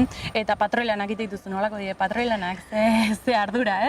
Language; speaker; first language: Basque; native; Basque